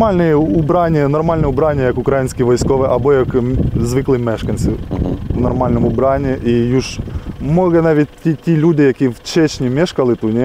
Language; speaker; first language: Polish; non-native, learner; Ukrainian